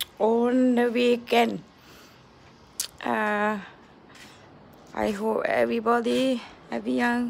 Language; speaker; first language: English; non-native, learner; Thai